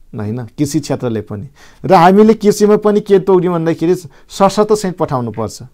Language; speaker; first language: Nepali; non-native, local second language; Rana Tharu